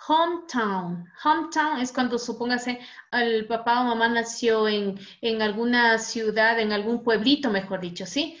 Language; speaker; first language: Spanish; native; Spanish